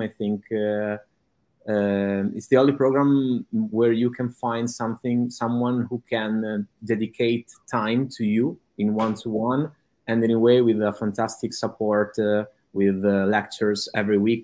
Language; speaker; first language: English; non-native, fluent; Italian